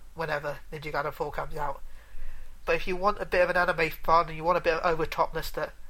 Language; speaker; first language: English; native; English